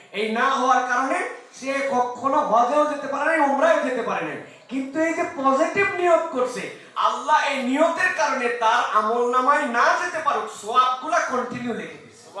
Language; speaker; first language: Bangla; native; Bangla